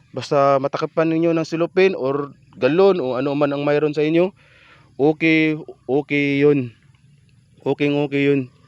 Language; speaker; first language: Filipino; non-native, local second language; Cebuano